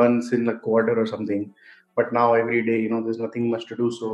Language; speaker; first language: English; non-native, local second language; Hindi